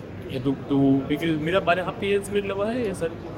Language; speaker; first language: German; native; German